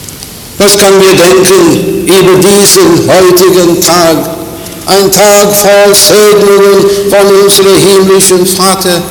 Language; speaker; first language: German; non-native, fluent; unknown